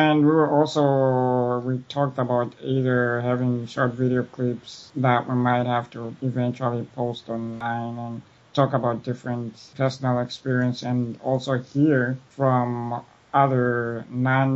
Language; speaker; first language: English; non-native, local second language; Shona